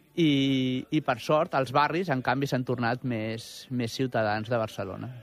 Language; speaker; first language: Catalan; native; Catalan